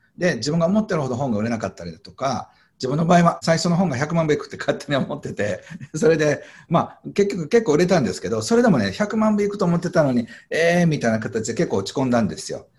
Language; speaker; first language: Japanese; native; Japanese